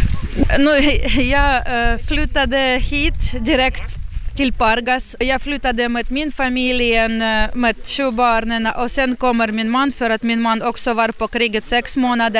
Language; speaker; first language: Swedish; non-native, learner; Ukrainian